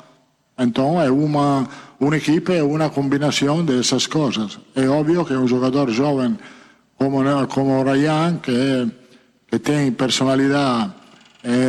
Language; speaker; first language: Portuguese; non-native, fluent; Italian